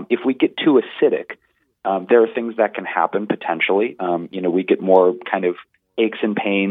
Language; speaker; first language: English; native; English